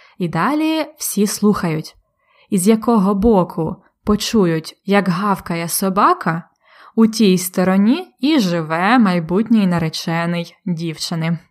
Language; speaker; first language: Ukrainian; native; Ukrainian